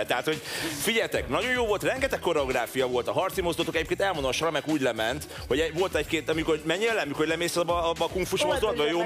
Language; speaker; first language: Hungarian; native; Hungarian